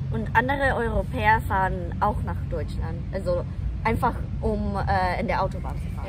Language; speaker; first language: German; non-native, fluent; Japanese